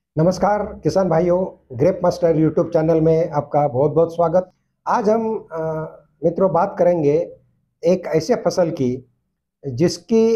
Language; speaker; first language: Hindi; non-native, local second language; Marathi